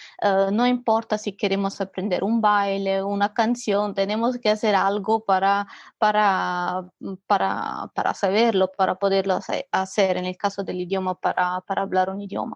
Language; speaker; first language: Spanish; non-native, fluent; Italian